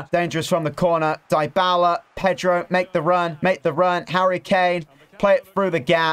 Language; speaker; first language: English; native; English